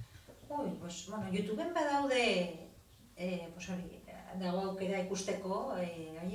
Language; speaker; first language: Basque; non-native, local second language; Spanish